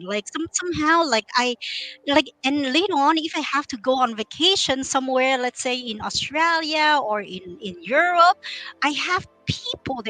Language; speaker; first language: English; early bilingual, other home language; Vietnamese